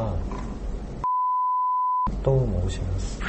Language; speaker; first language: Japanese; non-native, learner; Korean